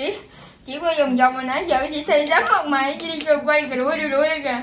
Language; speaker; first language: Vietnamese; native; Vietnamese